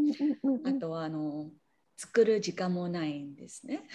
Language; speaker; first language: Japanese; non-native, learner; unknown